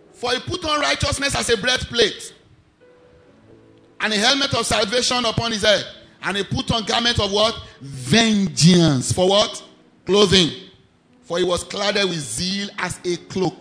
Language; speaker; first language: English; non-native, local second language; Yoruba